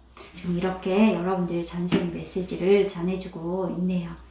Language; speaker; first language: Korean; native; Korean